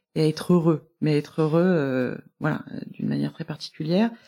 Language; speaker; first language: French; native; French